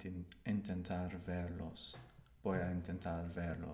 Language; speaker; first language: Spanish; non-native, learner; English